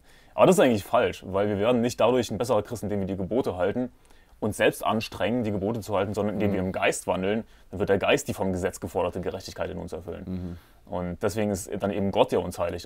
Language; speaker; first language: German; native; German